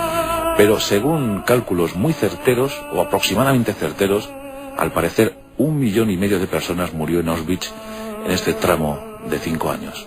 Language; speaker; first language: Spanish; native; Spanish